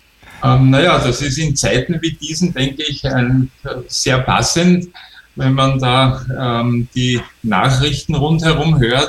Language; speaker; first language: German; native; German